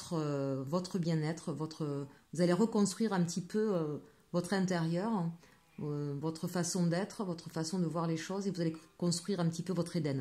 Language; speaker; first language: French; native; French